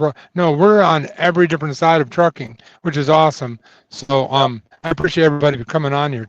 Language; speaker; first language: English; native; English